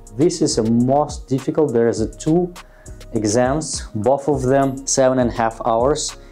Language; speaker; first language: English; non-native, fluent; Russian